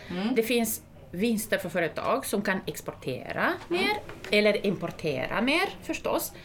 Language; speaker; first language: Swedish; non-native, fluent; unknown